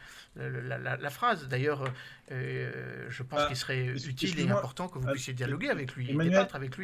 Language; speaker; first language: French; native; French